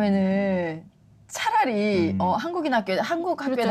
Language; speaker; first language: Korean; native; Korean